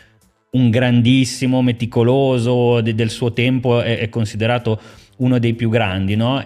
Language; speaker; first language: Italian; native; Italian